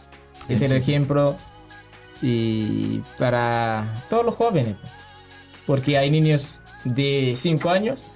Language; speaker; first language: Spanish; non-native, learner; Haitian Creole